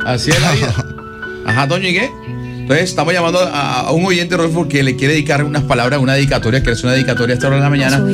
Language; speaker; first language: Spanish; native; Spanish